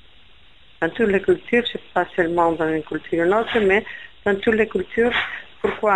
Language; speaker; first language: French; non-native, fluent; Spanish